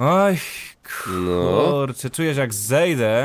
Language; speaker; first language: Polish; native; Polish